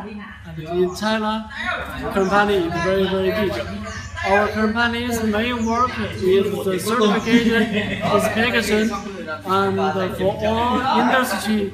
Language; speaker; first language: English; non-native, learner; Chinese